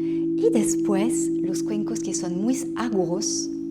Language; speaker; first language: Spanish; non-native, fluent; French